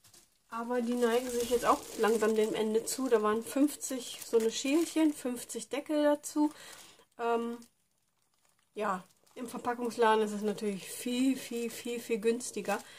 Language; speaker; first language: German; native; German